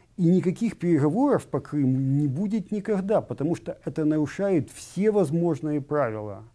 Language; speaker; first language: Russian; native; Russian